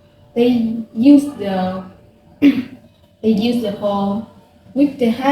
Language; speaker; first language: English; non-native, learner; Vietnamese